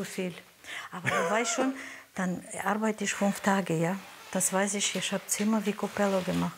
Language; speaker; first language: German; non-native, learner; Russian